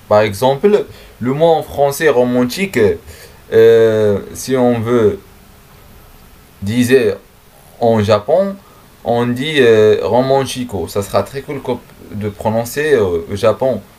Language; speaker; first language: French; non-native, learner; Arabic